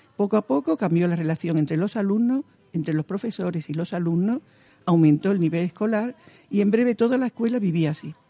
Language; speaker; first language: Spanish; native; Spanish